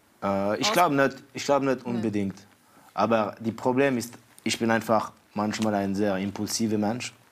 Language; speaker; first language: German; non-native, fluent; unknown